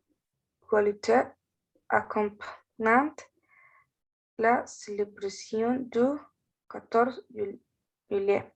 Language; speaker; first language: French; non-native, learner; Spanish